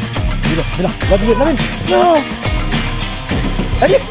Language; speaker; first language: French; native; French